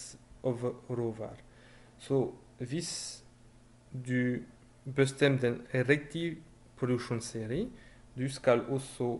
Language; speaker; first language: Norwegian; non-native, fluent; French